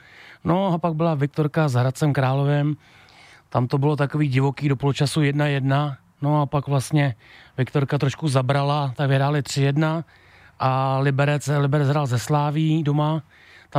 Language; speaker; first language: Czech; native; Czech